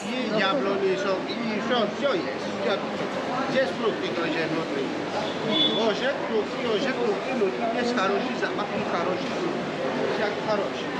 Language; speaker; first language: Polish; non-native, learner; Georgian